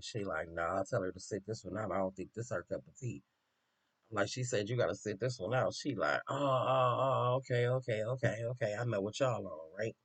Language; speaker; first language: English; native; English